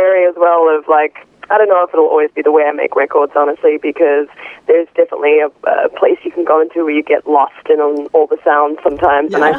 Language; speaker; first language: English; native; English